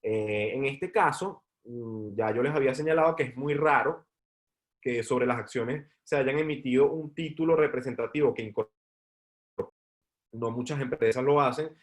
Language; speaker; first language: Spanish; native; Spanish